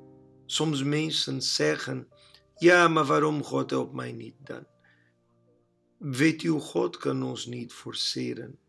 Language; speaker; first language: Dutch; non-native, learner; Portuguese